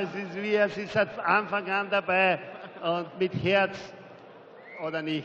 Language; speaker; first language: German; non-native, fluent; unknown